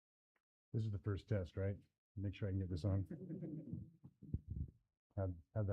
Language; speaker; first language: English; native; English